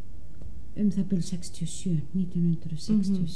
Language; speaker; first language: Icelandic; non-native, fluent; Danish